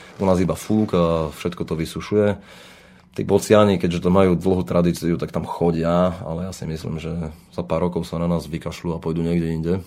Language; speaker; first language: Slovak; native; Slovak